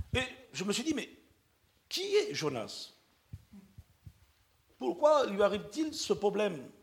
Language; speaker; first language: French; native; French